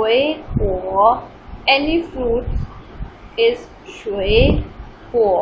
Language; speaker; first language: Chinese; non-native, fluent; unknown